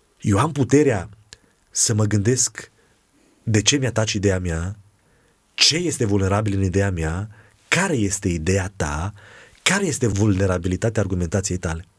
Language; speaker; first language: Romanian; native; Romanian